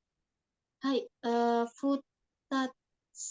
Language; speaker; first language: Japanese; non-native, learner; Indonesian